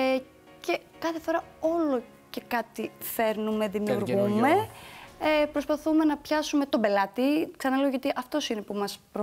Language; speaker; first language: Greek; native; Greek